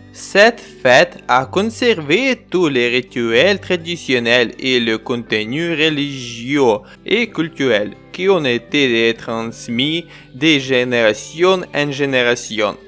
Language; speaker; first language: French; non-native, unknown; Ukrainian